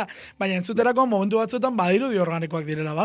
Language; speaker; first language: Basque; native; Basque